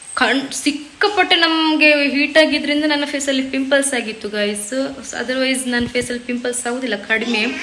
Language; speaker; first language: Kannada; non-native, local second language; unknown